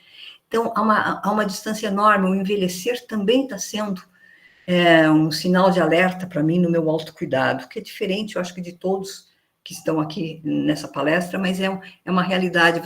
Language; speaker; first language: Portuguese; native; Portuguese